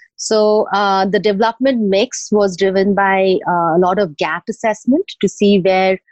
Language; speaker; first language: English; non-native, local second language; Odia